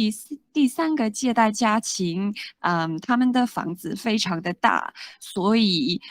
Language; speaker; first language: Chinese; non-native, fluent; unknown